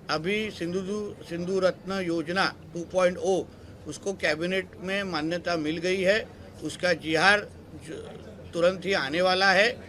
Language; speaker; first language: Hindi; non-native, local second language; Marathi